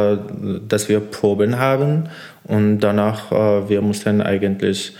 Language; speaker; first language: German; non-native, learner; Persian